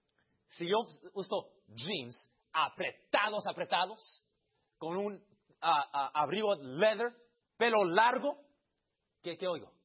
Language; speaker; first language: Spanish; early bilingual, heritage; Spanish